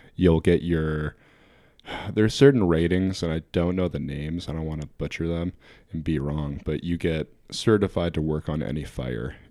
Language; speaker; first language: English; native; English